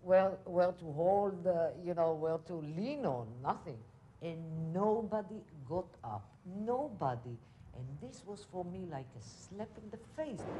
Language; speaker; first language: English; non-native, fluent; Hebrew